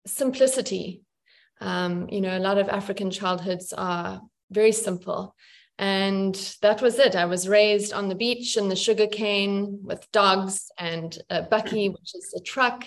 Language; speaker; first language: English; native; English